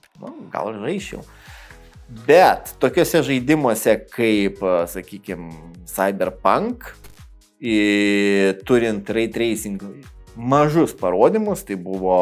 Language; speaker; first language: Lithuanian; native; Lithuanian